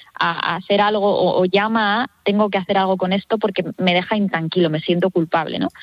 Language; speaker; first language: Spanish; native; Spanish